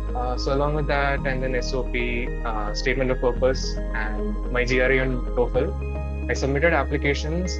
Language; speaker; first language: English; non-native, local second language; Malayalam